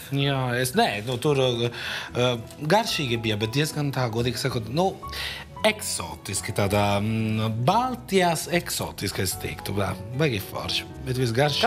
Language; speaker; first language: Latvian; non-native, fluent; Italian